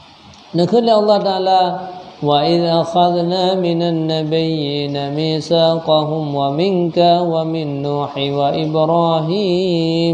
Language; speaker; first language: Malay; non-native, local second language; Achinese